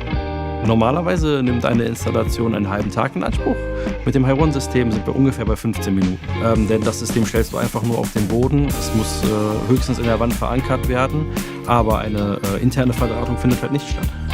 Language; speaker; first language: German; native; German